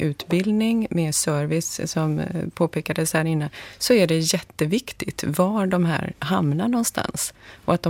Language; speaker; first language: Swedish; native; Swedish